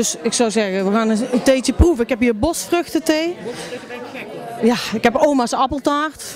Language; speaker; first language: Dutch; native; Dutch